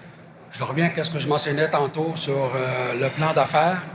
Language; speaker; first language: French; native; French